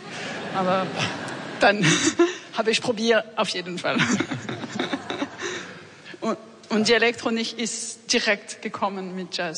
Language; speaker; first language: German; non-native, learner; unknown